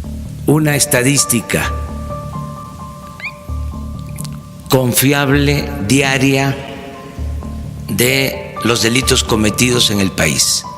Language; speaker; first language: Spanish; native; Spanish